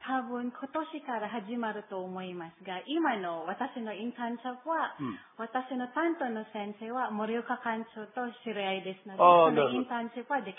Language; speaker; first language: Japanese; non-native, learner; Filipino